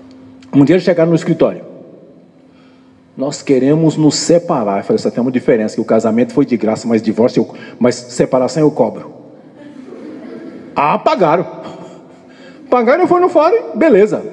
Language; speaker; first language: Portuguese; native; Portuguese